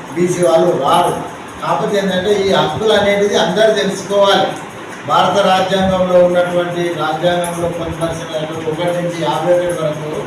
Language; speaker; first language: Telugu; native; Telugu